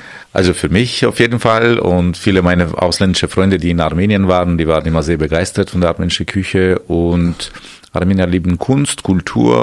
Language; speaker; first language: German; non-native, fluent; Armenian